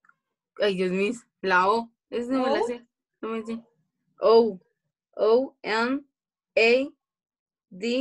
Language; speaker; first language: Spanish; native; Spanish